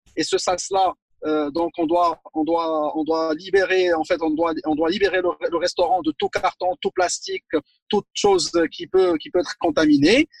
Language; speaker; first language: French; non-native, local second language; Arabic